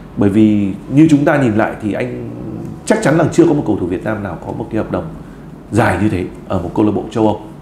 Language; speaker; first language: Vietnamese; native; Vietnamese